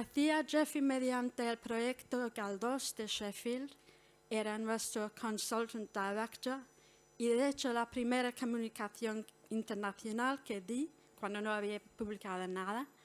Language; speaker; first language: Spanish; non-native, fluent; English